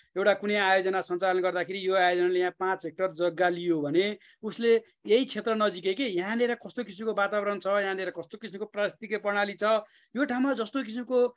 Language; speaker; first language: Nepali; native; Nepali